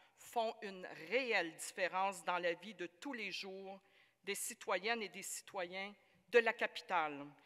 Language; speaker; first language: French; native; French